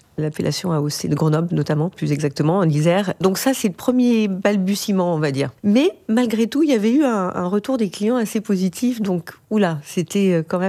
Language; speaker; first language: French; native; French